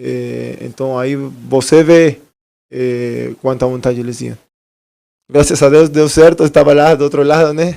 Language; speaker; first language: Portuguese; non-native, fluent; Spanish